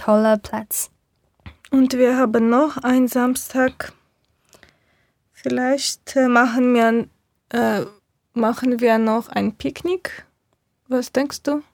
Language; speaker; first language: German; non-native, learner; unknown